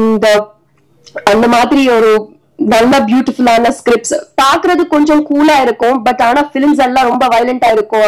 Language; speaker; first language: Tamil; non-native, learner; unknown